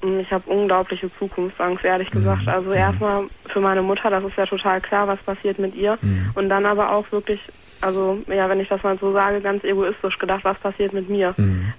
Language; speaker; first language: German; native; German